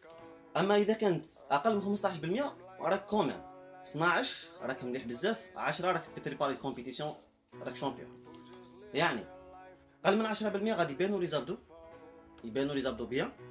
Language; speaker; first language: Arabic; native; Arabic